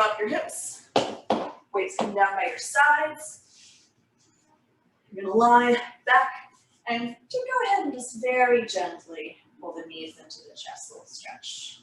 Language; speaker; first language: English; native; English